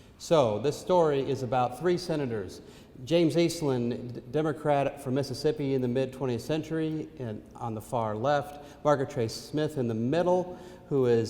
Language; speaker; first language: English; native; English